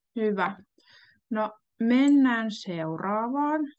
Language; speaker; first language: Finnish; native; Finnish